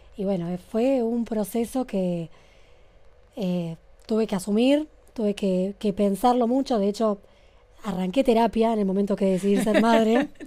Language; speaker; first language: Spanish; native; Spanish